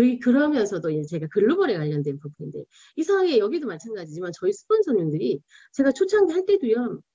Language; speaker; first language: Korean; native; Korean